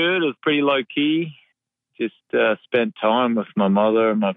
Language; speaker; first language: English; native; English